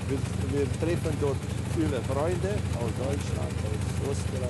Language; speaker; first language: German; non-native, learner; Slovenian